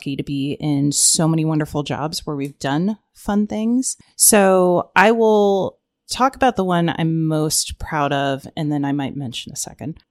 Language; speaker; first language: English; native; English